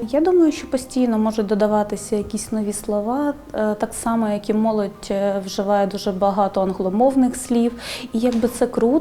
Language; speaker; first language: Ukrainian; non-native, local second language; Russian